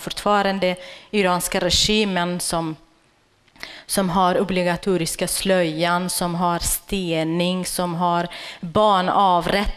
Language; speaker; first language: Swedish; non-native, fluent; Kurdish